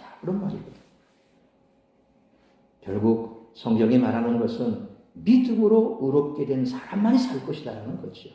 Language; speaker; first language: Korean; native; Korean